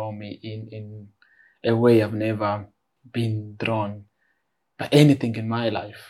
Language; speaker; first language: English; non-native, local second language; Xhosa